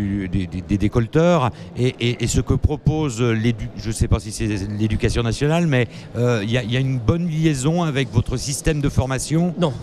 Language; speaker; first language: French; native; French